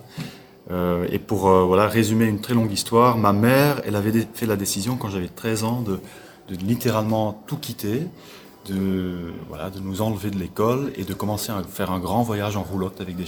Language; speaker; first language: French; non-native, local second language; Dutch